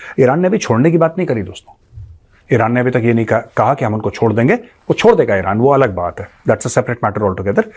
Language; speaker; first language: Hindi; native; Hindi